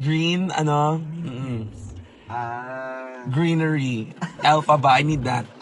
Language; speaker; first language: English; non-native, local second language; Cebuano